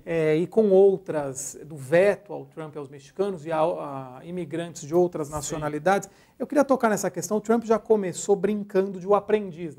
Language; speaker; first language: Portuguese; native; Portuguese